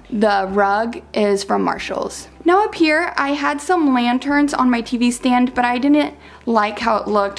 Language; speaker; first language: English; native; English